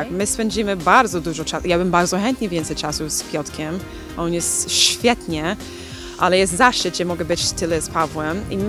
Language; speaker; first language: Polish; non-native, learner; English